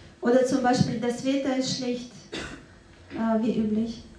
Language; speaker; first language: German; non-native, fluent; Russian